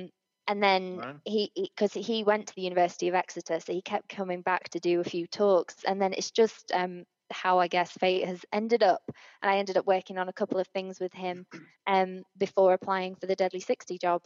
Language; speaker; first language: English; native; English